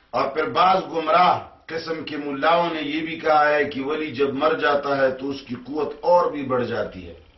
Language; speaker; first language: Urdu; non-native, local second language; Pashto